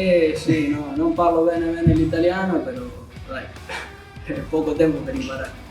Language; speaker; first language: Italian; non-native, learner; Spanish